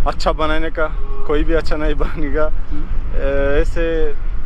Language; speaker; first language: Hindi; non-native, learner; Pashto